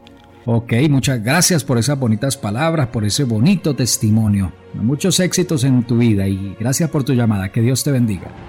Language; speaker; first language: Spanish; native; Spanish